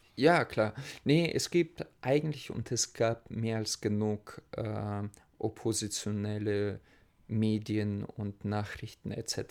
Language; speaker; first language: German; non-native, fluent; Russian